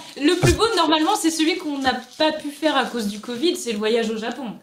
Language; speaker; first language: French; native; French